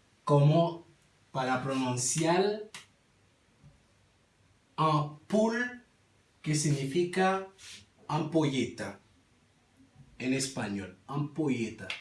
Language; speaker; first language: Spanish; non-native, learner; Haitian Creole